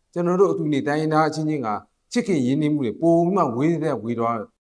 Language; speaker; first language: Burmese; non-native, local second language; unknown